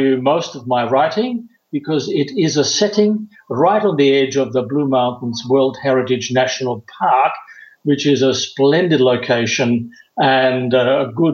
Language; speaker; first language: English; non-native, fluent; German